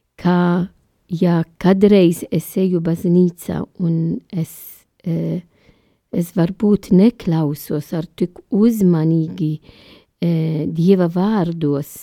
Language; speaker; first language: Latvian; non-native, learner; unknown